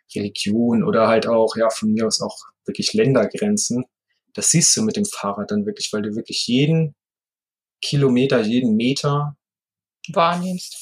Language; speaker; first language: German; native; German